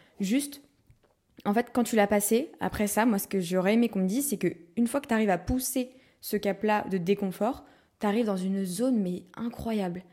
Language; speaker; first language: French; native; French